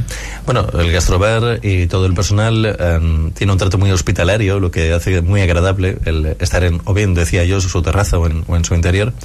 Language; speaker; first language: Spanish; native; Spanish